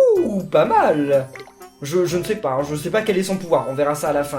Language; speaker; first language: French; native; French